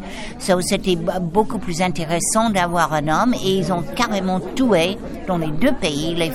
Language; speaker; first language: French; non-native, fluent; English